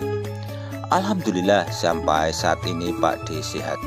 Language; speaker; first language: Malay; non-native, local second language; Javanese